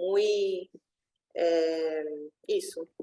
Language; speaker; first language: Spanish; non-native, learner; Portuguese